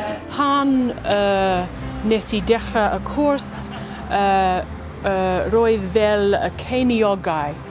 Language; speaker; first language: Welsh; non-native, learner; English